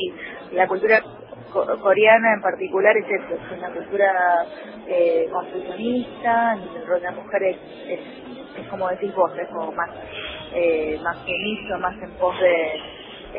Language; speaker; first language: Spanish; early bilingual, other home language; Korean